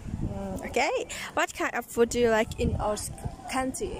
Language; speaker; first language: English; non-native, learner; Thai